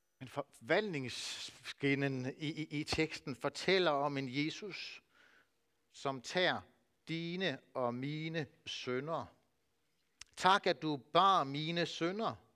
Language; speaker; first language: Danish; native; Danish